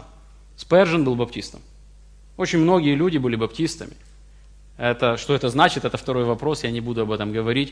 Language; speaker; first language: Russian; native; Russian